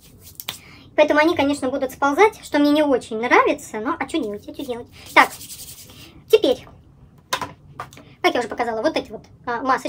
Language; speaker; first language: Russian; native; Russian